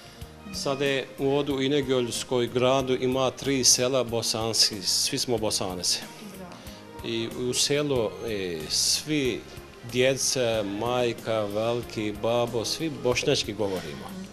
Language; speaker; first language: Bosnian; early bilingual, heritage; Bosnian